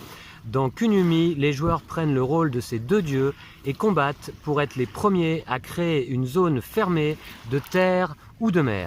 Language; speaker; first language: French; native; French